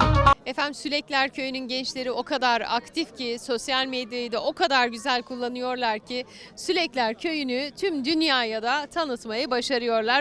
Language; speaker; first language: Turkish; native; Turkish